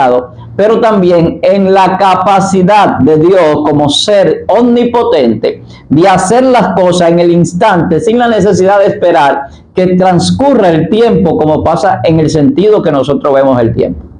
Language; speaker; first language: Spanish; native; Spanish